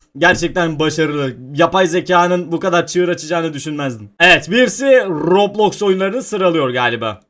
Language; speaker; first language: Turkish; native; Turkish